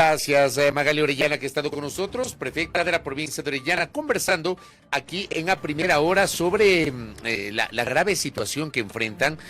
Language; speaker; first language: Spanish; native; Spanish